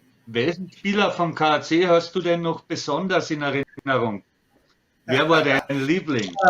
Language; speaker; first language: German; native; German